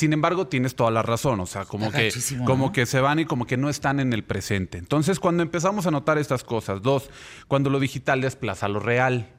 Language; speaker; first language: Spanish; native; Spanish